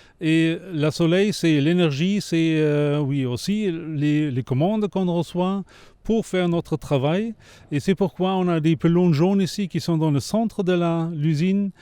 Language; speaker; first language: French; non-native, fluent; German